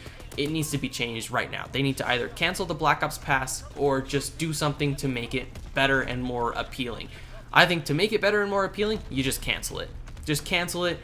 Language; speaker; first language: English; native; English